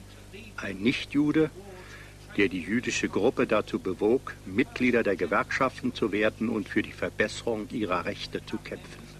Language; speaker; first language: German; native; German